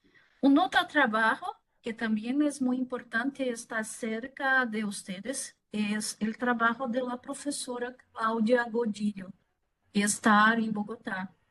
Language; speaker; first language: Spanish; non-native, fluent; Portuguese